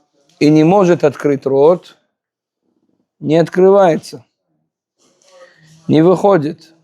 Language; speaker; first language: Russian; non-native, fluent; Hebrew